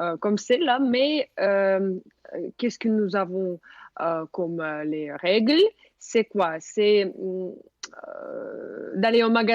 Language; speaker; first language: French; non-native, fluent; Russian